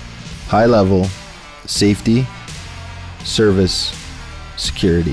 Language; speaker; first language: English; native; English